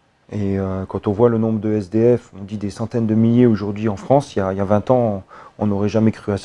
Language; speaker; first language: French; native; French